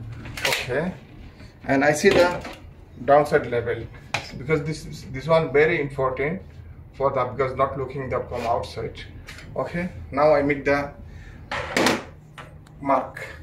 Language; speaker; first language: English; non-native, learner; Bangla